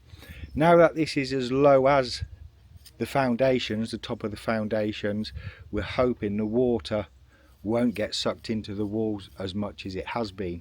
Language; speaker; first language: English; native; English